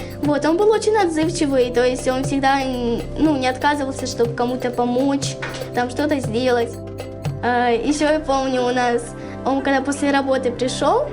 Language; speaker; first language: Russian; native; Russian